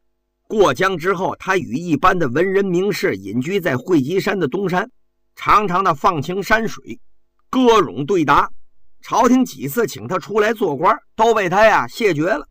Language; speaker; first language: Chinese; native; Chinese